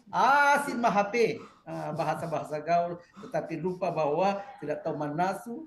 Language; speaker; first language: Indonesian; native; Indonesian